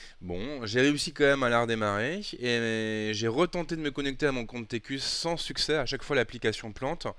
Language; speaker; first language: French; native; French